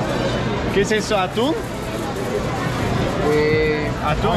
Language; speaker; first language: Spanish; non-native, fluent; Danish